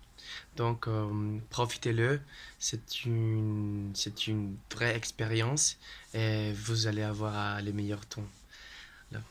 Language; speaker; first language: French; non-native, fluent; Spanish